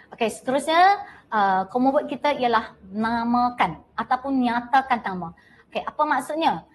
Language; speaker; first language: Malay; non-native, local second language; Chinese